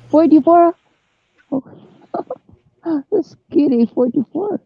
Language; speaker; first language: English; non-native, local second language; Cebuano